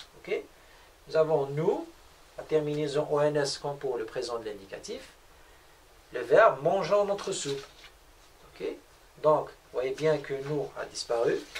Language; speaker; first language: French; non-native, local second language; Arabic